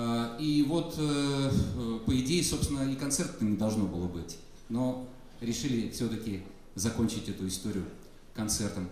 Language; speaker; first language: Russian; native; Russian